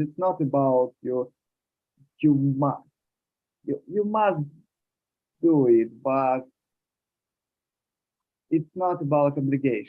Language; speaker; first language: English; non-native, learner; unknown